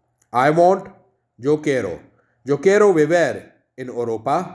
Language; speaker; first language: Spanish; non-native, fluent; Urdu